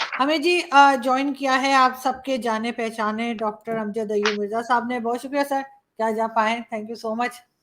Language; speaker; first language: Urdu; native; Urdu